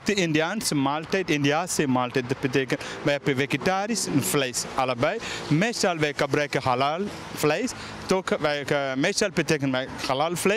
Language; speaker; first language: Dutch; non-native, learner; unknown